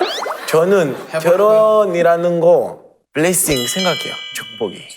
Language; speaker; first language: Korean; non-native, learner; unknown